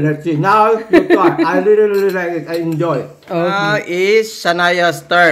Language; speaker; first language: English; non-native, local second language; Filipino